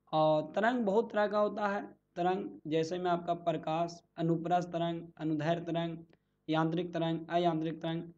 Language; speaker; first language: Hindi; native; Hindi